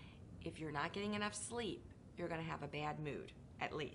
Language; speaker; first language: English; native; English